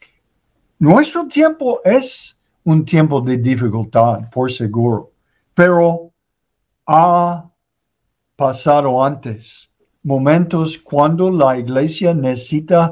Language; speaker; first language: Spanish; non-native, learner; English